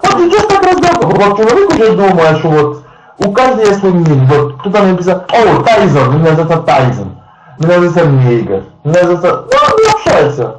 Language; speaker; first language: Russian; non-native, learner; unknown